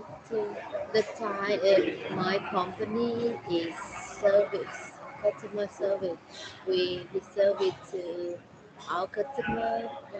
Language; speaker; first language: English; non-native, learner; Vietnamese